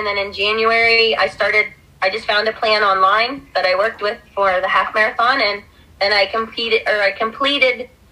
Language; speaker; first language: English; native; English